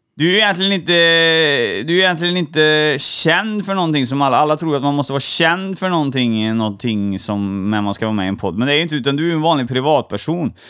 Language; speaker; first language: Swedish; native; Swedish